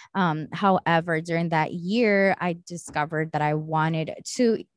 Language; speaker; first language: English; early bilingual, other home language; Spanish